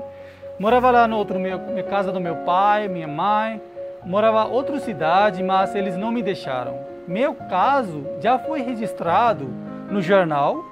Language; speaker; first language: Portuguese; non-native, learner; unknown